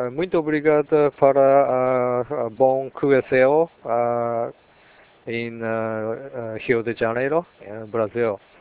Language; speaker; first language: Portuguese; non-native, learner; Japanese